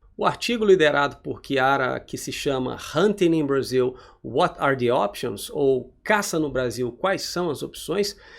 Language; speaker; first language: Portuguese; native; Portuguese